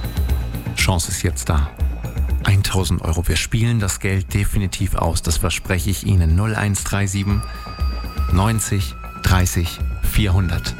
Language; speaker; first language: German; native; German